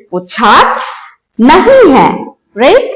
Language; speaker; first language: Hindi; non-native, local second language; Telugu